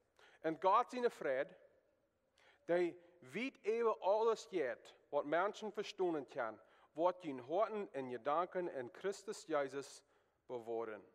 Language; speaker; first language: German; non-native, learner; Plautdietsch